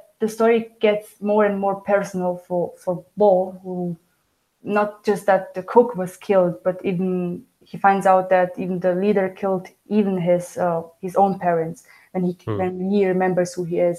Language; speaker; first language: English; non-native, fluent; Romanian